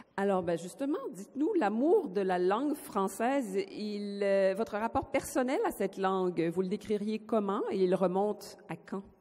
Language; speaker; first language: French; native; French